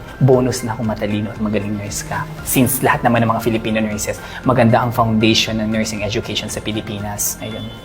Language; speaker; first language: Filipino; native; Filipino